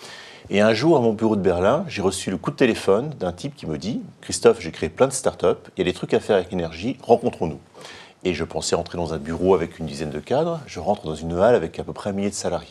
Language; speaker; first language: French; native; French